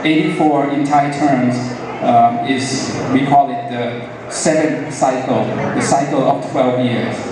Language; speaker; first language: English; non-native, fluent; Thai